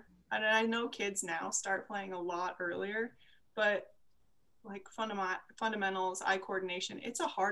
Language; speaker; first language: English; native; English